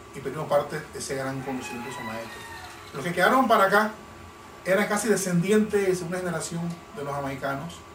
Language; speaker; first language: Spanish; native; Spanish